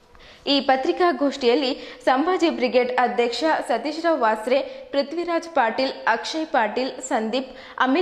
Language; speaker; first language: Kannada; native; Kannada